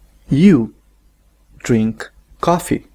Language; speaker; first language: English; non-native, fluent; Spanish